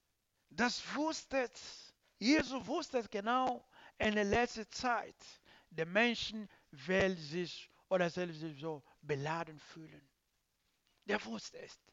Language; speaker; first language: German; non-native, learner; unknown